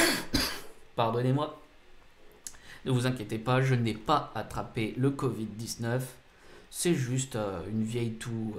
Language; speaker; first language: French; native; French